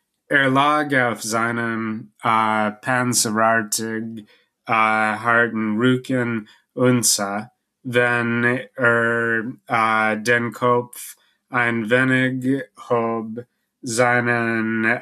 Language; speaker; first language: German; non-native, learner; English